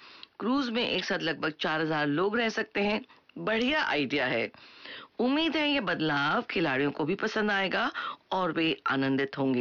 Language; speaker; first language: Hindi; native; Hindi